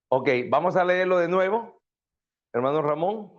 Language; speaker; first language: Spanish; native; Spanish